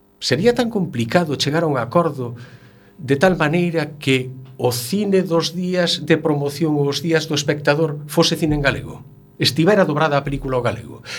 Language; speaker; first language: Galician; native; Galician